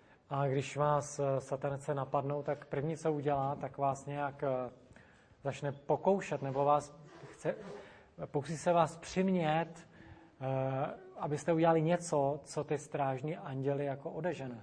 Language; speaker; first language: Czech; native; Czech